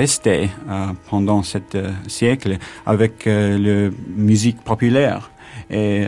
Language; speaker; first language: French; non-native, learner; English